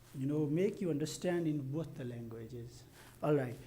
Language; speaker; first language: English; non-native, local second language; Nepali